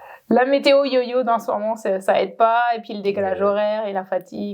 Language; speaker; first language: French; native; French